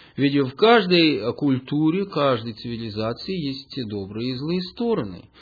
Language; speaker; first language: Russian; early bilingual, heritage; Russian